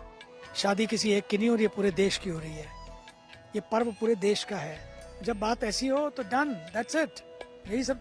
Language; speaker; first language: Hindi; native; Hindi